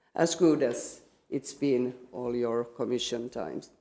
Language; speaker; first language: English; non-native, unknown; Finnish